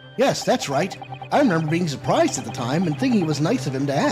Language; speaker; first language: English; native; English